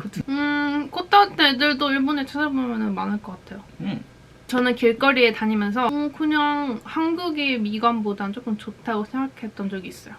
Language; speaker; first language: Korean; native; Korean